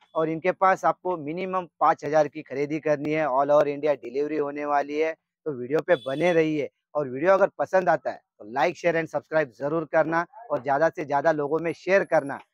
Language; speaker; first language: Hindi; non-native, local second language; Marathi